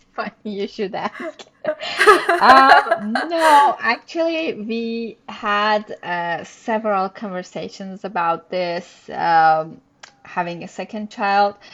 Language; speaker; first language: English; non-native, fluent; Persian